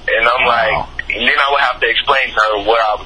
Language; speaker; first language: English; native; English